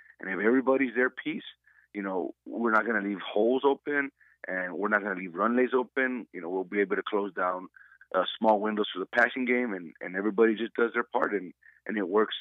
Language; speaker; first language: English; native; English